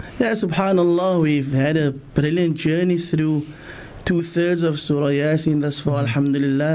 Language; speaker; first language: English; native; English